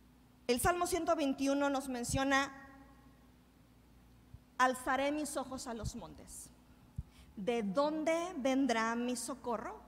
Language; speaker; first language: Spanish; native; Spanish